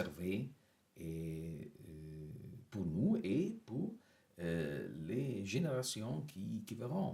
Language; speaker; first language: French; non-native, fluent; Italian